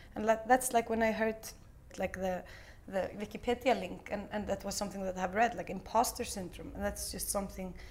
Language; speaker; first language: English; non-native, fluent; Icelandic